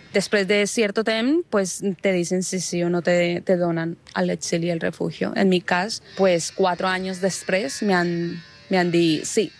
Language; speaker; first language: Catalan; non-native, learner; Spanish